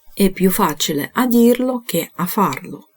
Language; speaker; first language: Italian; non-native, fluent; Ukrainian